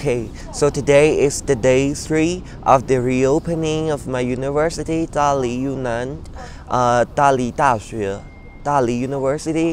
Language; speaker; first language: English; non-native, learner; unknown